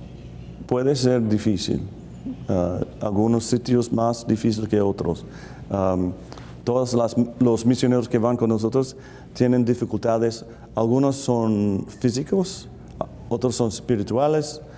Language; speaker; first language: Spanish; non-native, fluent; English